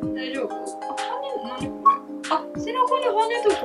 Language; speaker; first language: Japanese; native; Japanese